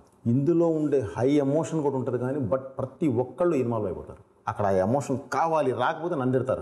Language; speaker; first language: Telugu; native; Telugu